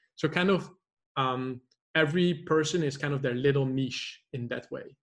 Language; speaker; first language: English; non-native, fluent; Dutch